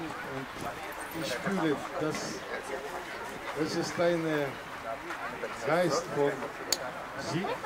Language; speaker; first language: German; non-native, learner; Russian